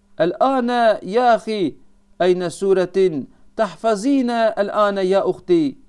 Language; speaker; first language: Arabic; non-native, fluent; Turkish